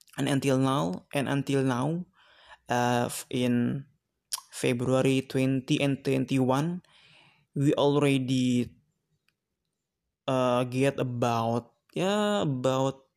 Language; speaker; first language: English; non-native, learner; Indonesian